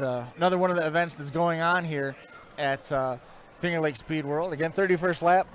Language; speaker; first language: English; native; English